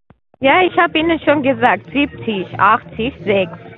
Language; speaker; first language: German; non-native, learner; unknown